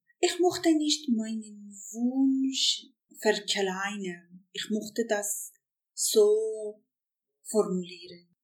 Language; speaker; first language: German; non-native, fluent; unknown